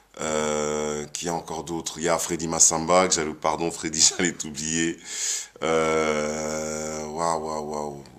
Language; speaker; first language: French; native; French